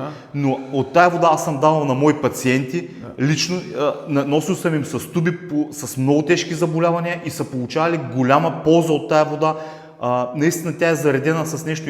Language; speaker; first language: Bulgarian; native; Bulgarian